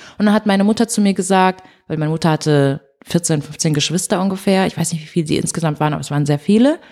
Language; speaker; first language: German; early bilingual, other home language; Portuguese